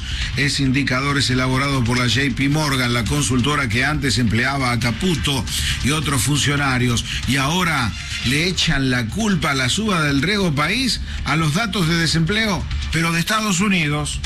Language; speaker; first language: Spanish; native; Spanish